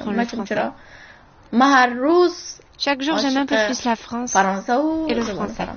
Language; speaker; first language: French; non-native, fluent; Persian